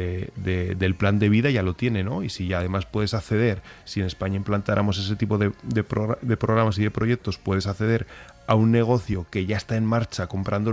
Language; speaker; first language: Spanish; native; Spanish